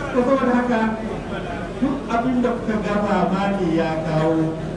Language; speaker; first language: Hausa; native; Hausa